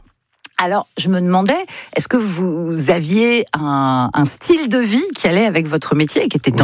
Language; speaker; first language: French; native; French